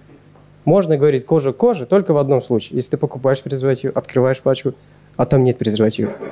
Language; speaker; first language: Russian; native; Russian